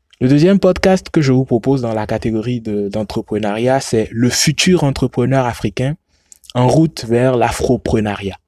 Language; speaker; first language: French; non-native, local second language; Yoruba